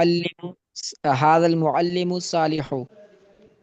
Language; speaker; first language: Arabic; non-native, learner; Urdu